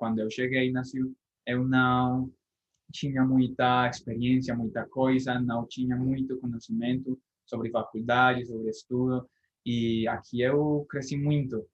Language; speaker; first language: Portuguese; non-native, fluent; Spanish